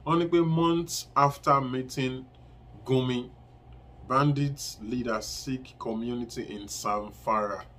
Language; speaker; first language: English; non-native, local second language; Yoruba